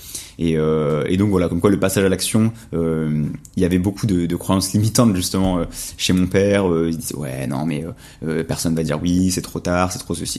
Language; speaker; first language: French; native; French